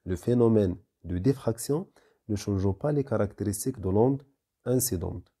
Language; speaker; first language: French; non-native, local second language; Arabic